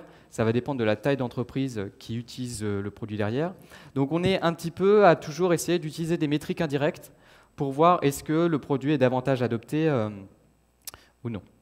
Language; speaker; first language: French; native; French